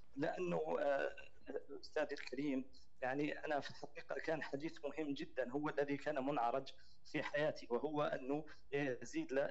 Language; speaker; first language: Arabic; native; Arabic